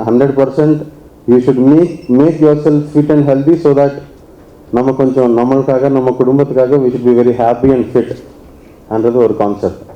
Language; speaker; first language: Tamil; non-native, local second language; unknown